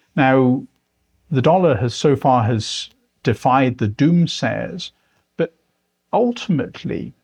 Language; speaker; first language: English; native; English